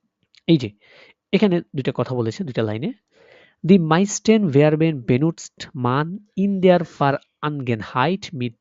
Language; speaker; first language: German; non-native, fluent; Bangla